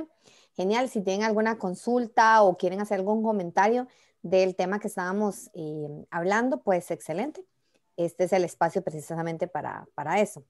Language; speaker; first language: Spanish; native; Spanish